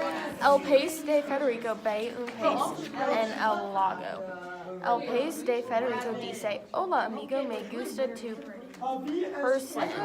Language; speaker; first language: Spanish; non-native, learner; English